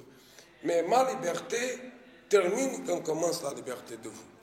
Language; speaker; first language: French; non-native, fluent; Portuguese